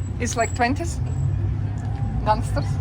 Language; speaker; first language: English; non-native, learner; Ukrainian